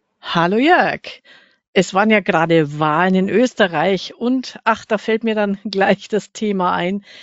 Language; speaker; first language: German; native; German